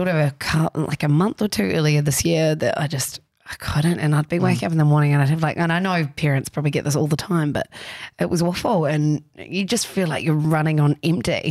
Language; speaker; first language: English; native; English